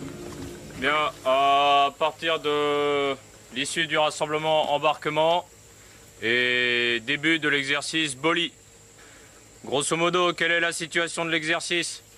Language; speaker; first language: French; non-native, fluent; Portuguese